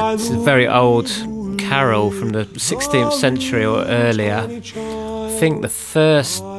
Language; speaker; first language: English; native; English